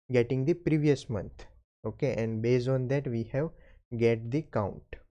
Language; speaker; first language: English; non-native, local second language; Gujarati